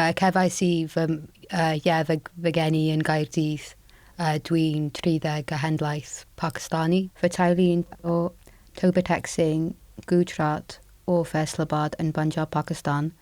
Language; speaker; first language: Welsh; non-native, local second language; English